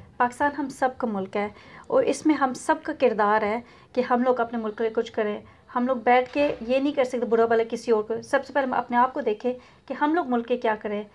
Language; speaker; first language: Urdu; native; Urdu